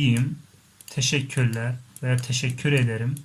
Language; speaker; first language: Turkish; non-native, fluent; Tajik